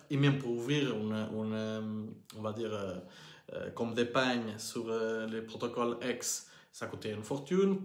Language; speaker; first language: French; non-native, learner; Portuguese